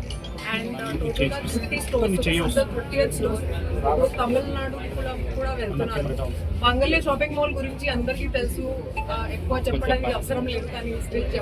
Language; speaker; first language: Telugu; non-native, fluent; Hindi